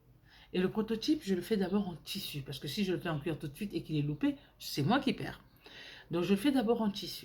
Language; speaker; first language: French; native; French